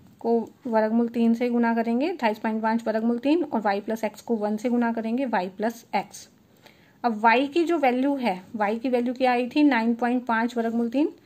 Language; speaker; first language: Hindi; native; Hindi